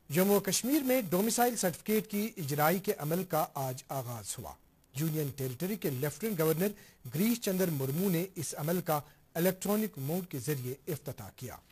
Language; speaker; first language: Urdu; non-native, local second language; Kashmiri